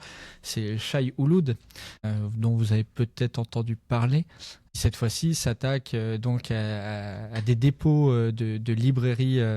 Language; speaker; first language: French; native; French